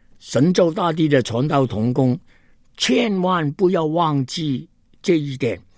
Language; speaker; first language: Chinese; non-native, local second language; Cantonese